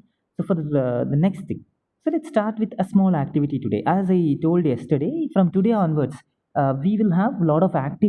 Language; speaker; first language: English; non-native, local second language; Tamil